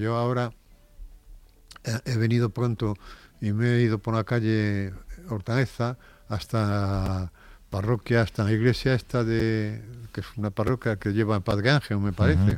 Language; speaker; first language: Spanish; native; Spanish